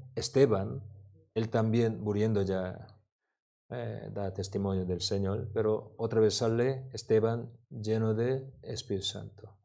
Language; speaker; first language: Spanish; non-native, learner; Korean